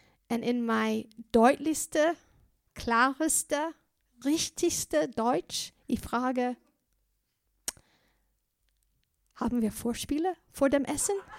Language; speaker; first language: German; non-native, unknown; English